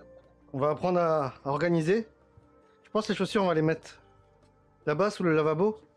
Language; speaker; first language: French; native; French